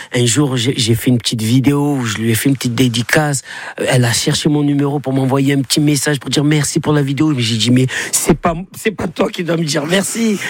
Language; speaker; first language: French; native; French